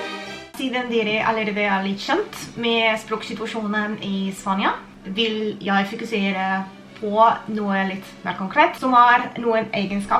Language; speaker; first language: Norwegian; non-native, fluent; Spanish